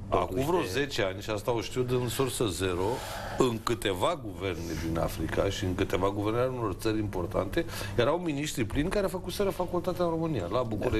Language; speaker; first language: Romanian; native; Romanian